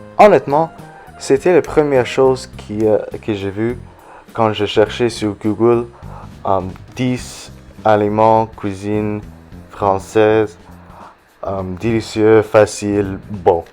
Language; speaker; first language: French; non-native, learner; English